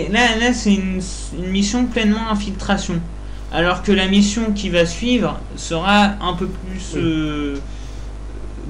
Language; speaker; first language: French; native; French